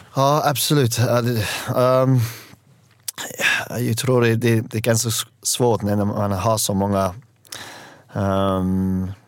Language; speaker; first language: Swedish; non-native, learner; English